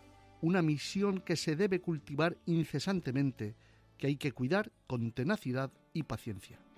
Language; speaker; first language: Spanish; native; Spanish